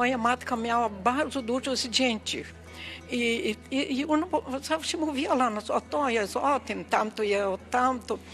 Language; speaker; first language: Polish; early bilingual, heritage; Portuguese